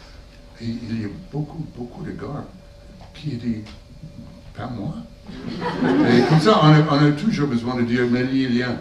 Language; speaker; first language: French; non-native, learner; English